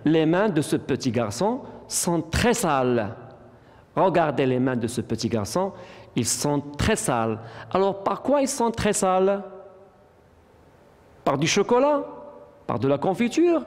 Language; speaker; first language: French; non-native, local second language; Arabic